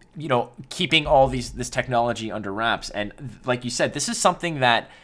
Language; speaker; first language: English; native; English